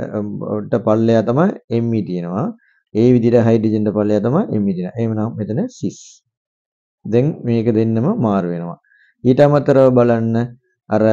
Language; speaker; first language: Sinhala; non-native, local second language; Tamil